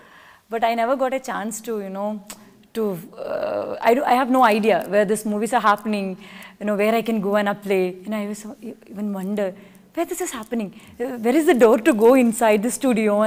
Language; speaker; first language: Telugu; non-native, learner; Malayalam